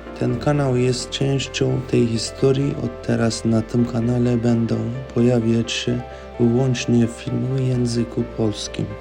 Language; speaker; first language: Polish; non-native, fluent; Turkish